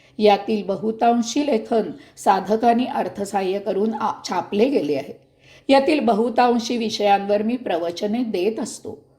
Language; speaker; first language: Marathi; native; Marathi